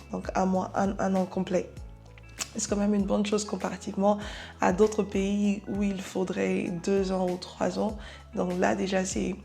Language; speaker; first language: French; non-native, local second language; Lingala